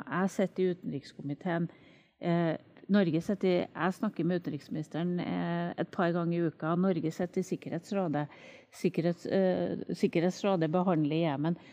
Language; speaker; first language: Norwegian; native; Norwegian